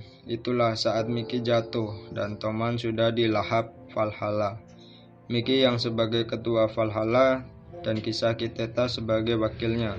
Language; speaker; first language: Indonesian; native; Indonesian